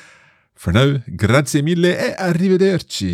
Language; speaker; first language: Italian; non-native, fluent; English